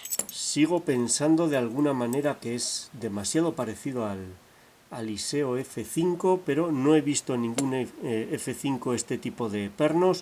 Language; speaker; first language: Spanish; native; Spanish